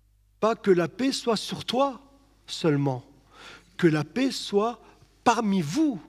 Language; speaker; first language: French; native; French